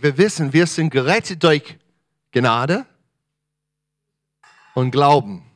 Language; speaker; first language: German; non-native, fluent; English